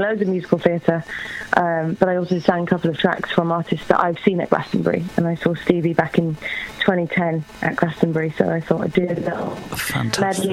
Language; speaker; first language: English; native; English